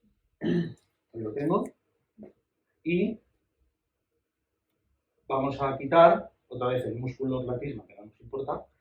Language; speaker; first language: Spanish; native; Spanish